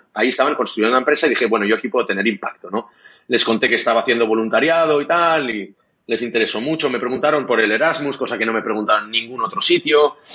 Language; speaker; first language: Spanish; non-native, local second language; Catalan